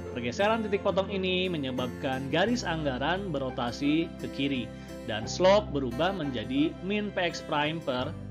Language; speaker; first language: Indonesian; native; Indonesian